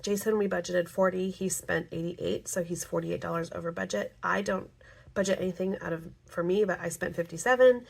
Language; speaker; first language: English; native; English